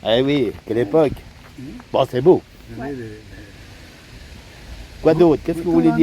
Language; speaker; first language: French; native; French